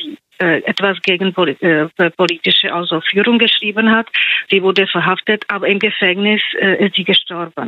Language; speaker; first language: German; non-native, fluent; Czech